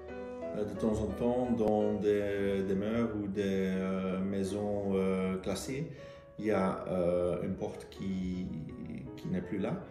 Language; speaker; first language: French; non-native, local second language; Dutch